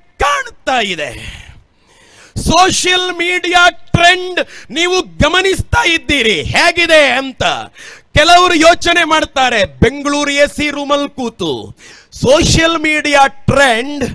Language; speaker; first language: Kannada; native; Kannada